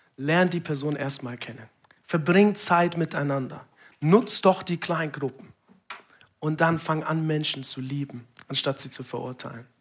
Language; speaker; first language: German; non-native, fluent; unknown